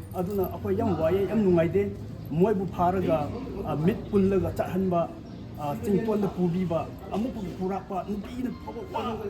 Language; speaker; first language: Manipuri; non-native, local second language; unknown